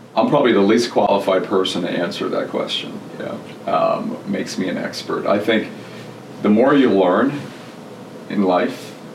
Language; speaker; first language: English; early bilingual, other home language; German